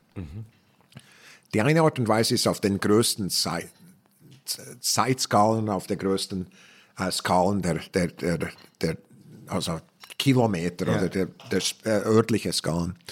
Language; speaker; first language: German; native; German